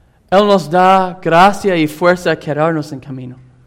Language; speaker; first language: Spanish; non-native, fluent; English